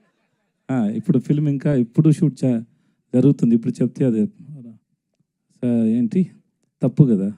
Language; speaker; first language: Telugu; non-native, learner; Tamil